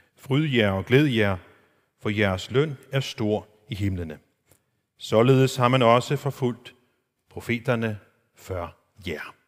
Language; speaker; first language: Danish; non-native, local second language; Faroese